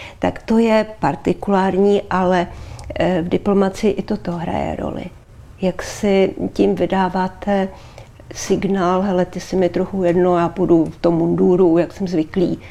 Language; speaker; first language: Czech; native; Czech